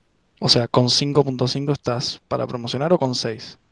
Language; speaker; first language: Spanish; native; Spanish